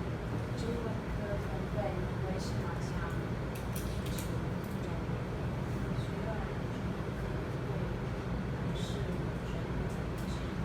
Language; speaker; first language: Chinese; non-native, learner; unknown